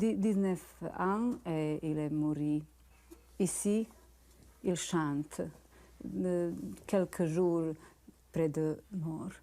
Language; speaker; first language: French; non-native, learner; Bosnian